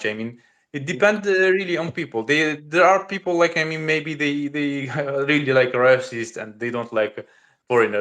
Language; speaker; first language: English; non-native, learner; Russian